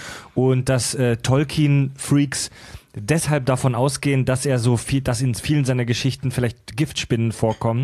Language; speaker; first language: German; native; German